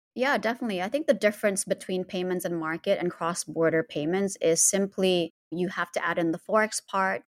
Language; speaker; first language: English; non-native, fluent; Indonesian